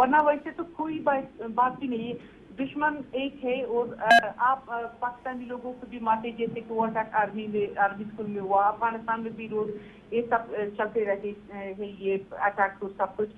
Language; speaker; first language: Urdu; non-native, fluent; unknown